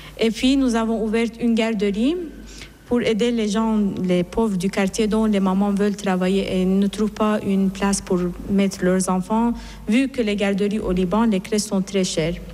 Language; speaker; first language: French; non-native, fluent; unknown